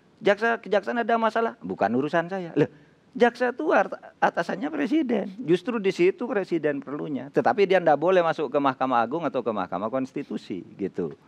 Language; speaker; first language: Indonesian; non-native, local second language; Madurese